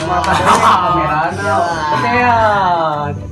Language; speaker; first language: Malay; non-native, local second language; Sundanese